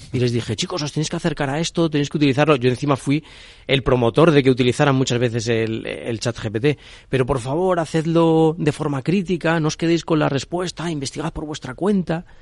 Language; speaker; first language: Spanish; native; Spanish